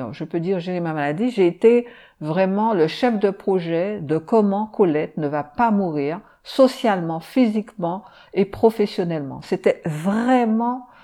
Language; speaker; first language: French; native; French